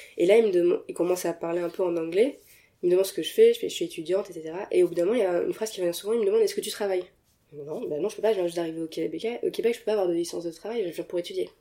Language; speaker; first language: French; native; French